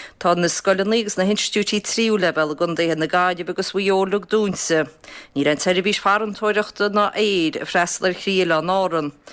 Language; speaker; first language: Irish; native; Irish